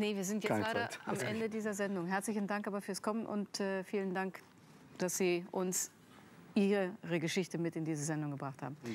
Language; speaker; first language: German; native; German